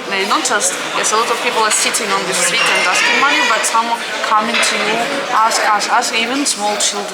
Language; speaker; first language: English; non-native, fluent; Russian